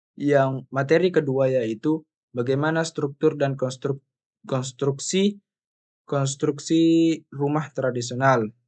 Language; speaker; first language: Indonesian; non-native, local second language; Buginese